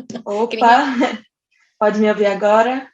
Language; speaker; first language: Portuguese; non-native, fluent; English